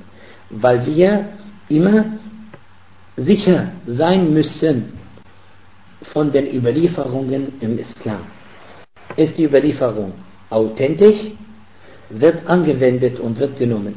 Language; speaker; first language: German; non-native, fluent; Arabic